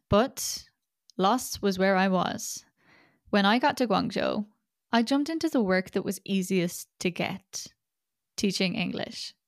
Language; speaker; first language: English; native; English